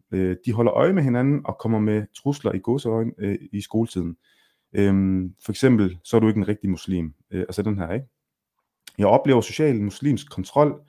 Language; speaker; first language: Danish; early bilingual, other home language; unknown